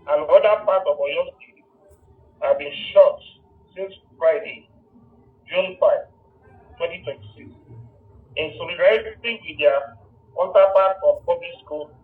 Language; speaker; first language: English; non-native, local second language; Yoruba